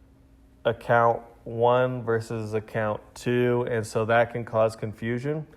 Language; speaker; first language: English; native; English